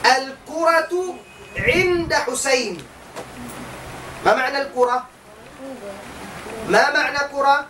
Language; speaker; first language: Arabic; non-native, fluent; Tausug